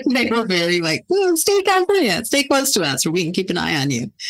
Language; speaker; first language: English; native; English